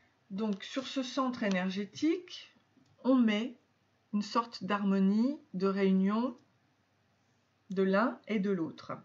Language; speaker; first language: French; native; French